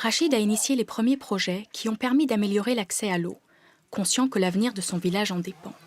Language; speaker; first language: French; native; French